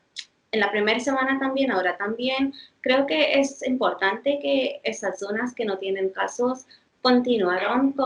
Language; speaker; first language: Spanish; non-native, fluent; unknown